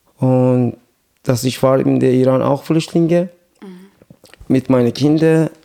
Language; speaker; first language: German; non-native, learner; Persian